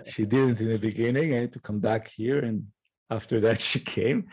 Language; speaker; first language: English; non-native, fluent; Hebrew